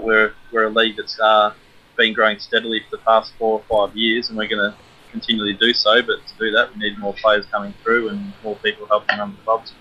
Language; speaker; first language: English; native; English